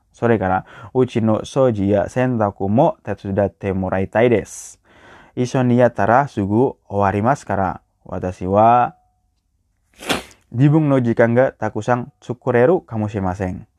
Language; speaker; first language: Japanese; non-native, learner; Indonesian